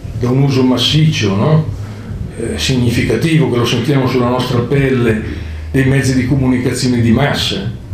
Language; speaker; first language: Italian; native; Italian